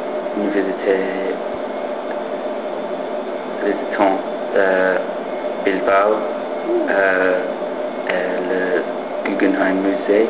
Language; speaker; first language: French; non-native, learner; English